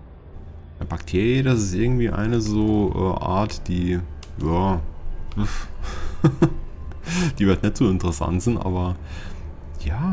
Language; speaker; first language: German; native; German